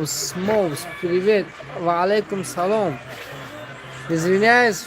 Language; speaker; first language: Russian; non-native, fluent; Tajik